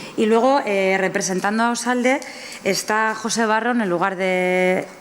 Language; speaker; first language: Spanish; native; Spanish